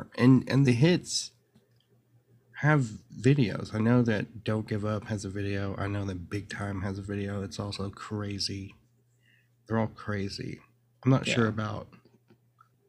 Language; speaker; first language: English; native; English